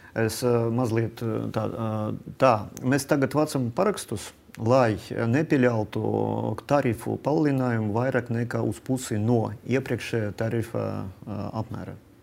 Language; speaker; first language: Latvian; non-native, local second language; Russian